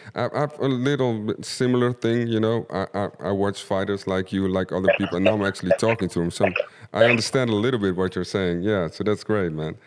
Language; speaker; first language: English; non-native, fluent; Dutch